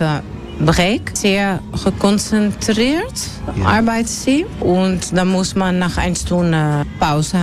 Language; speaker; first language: German; non-native, learner; Dutch